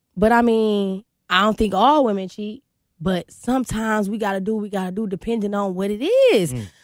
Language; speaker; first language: English; native; English